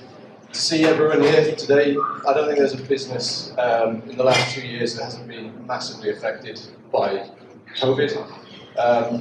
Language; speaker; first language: English; native; English